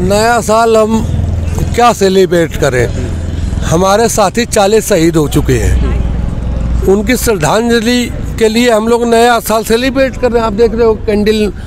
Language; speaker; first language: Hindi; native; Hindi